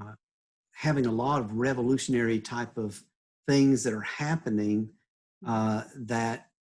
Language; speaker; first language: English; native; English